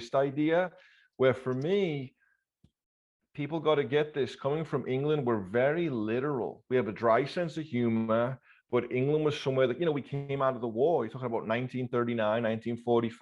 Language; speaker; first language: English; native; English